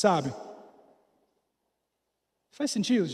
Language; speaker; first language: Portuguese; non-native, learner; English